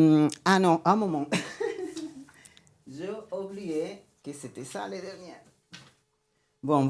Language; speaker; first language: French; non-native, learner; Spanish